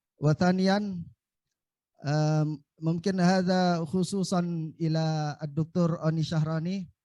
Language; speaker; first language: Arabic; non-native, fluent; Indonesian